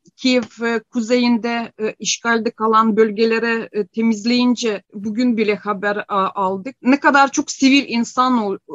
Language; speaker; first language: Turkish; non-native, fluent; Ukrainian